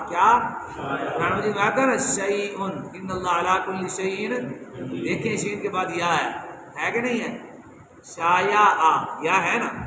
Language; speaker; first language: Urdu; non-native, local second language; Punjabi